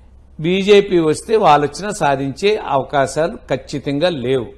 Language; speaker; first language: Telugu; native; Telugu